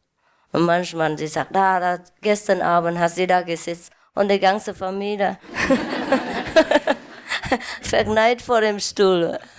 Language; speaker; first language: German; non-native, learner; Vietnamese